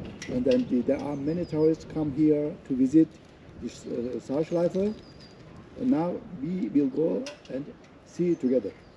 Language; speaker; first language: English; non-native, learner; Turkish